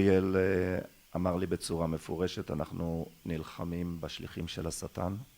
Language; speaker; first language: Hebrew; early bilingual, other home language; German